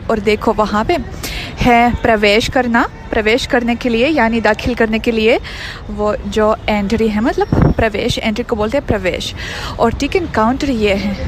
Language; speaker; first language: Hindi; non-native, fluent; Russian